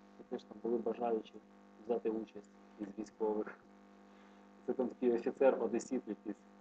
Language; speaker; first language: Ukrainian; native; Ukrainian